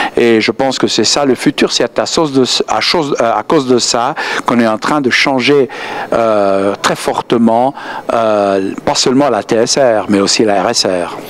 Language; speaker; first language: French; native; French